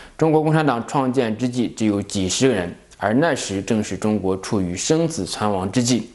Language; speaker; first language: Chinese; native; Chinese